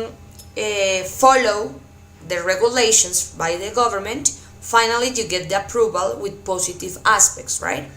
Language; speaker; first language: English; non-native, fluent; Spanish